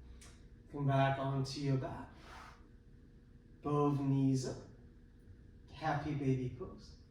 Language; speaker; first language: English; native; English